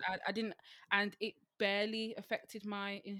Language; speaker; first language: English; native; English